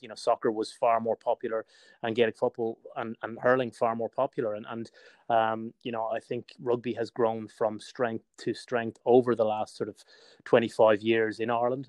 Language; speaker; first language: English; native; English